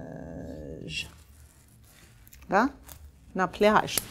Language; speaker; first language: Russian; non-native, fluent; English